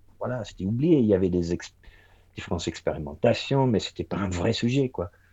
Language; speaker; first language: French; non-native, fluent; English